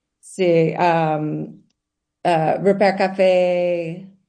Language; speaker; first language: Spanish; non-native, learner; English